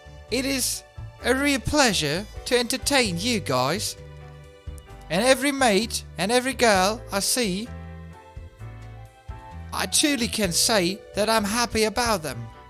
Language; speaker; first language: English; non-native, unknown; German